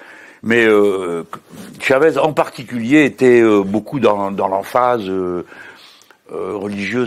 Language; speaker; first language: French; native; French